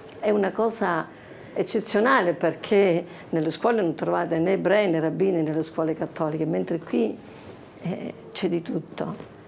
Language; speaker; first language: Italian; native; Italian